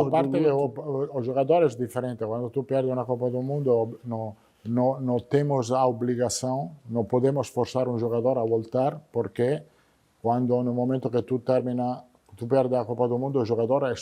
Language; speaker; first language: Portuguese; non-native, fluent; Italian